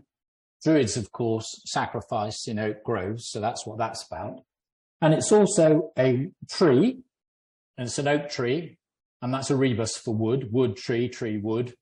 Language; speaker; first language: English; native; English